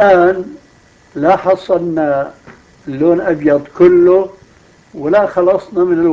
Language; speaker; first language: Arabic; native; Arabic